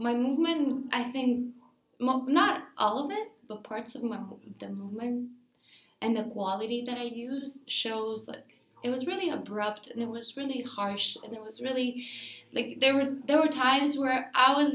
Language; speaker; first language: English; non-native, fluent; Greek